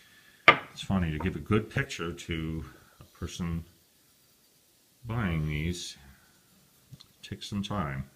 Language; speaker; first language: English; native; English